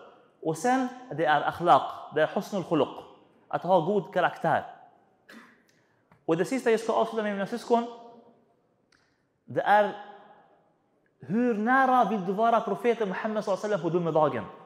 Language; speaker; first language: Swedish; non-native, fluent; Arabic